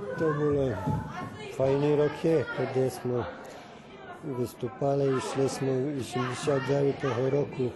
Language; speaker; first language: Ukrainian; early bilingual, heritage; Ukrainian